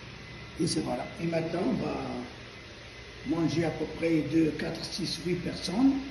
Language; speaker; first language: French; non-native, local second language; Arabic